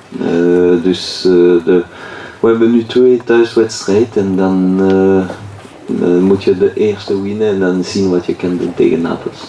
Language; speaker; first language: Dutch; non-native, local second language; French